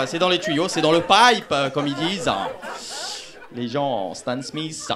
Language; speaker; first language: French; native; French